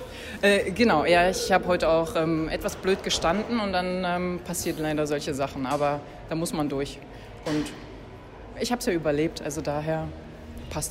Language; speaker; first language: German; native; German